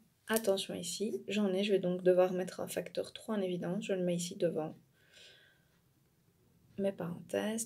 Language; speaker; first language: French; native; French